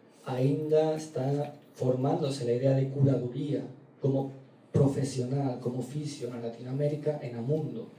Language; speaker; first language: Portuguese; non-native, learner; Galician